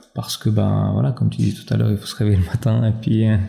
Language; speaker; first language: French; early bilingual, other home language; Albanian